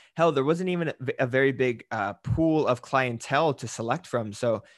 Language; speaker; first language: English; native; English